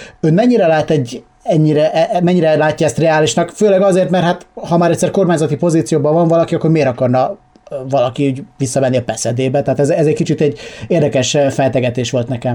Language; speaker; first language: Hungarian; native; Hungarian